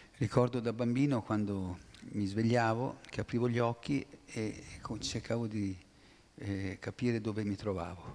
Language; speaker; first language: Italian; native; Italian